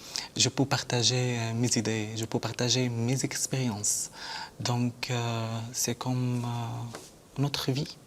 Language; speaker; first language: French; non-native, learner; Arabic